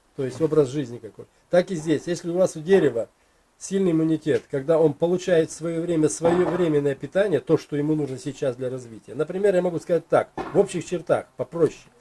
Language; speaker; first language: Russian; native; Russian